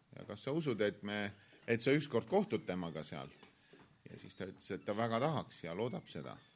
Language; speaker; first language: Estonian; native; Estonian